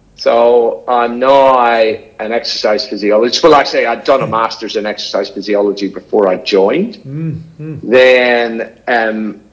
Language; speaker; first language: English; native; English